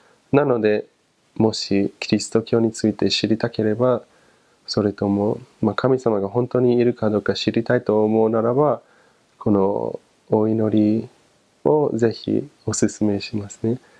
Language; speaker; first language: Japanese; non-native, fluent; English